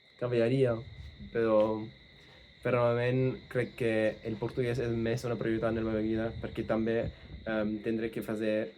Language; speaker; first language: Catalan; non-native, fluent; English